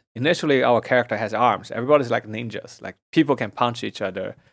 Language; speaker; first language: English; non-native, fluent; Chinese